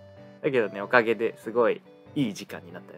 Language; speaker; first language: Japanese; native; Japanese